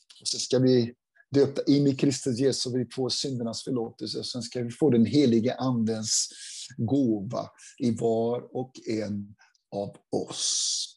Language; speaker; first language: Swedish; non-native, fluent; Portuguese